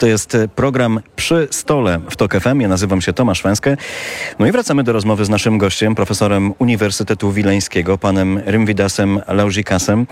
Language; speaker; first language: Polish; native; Polish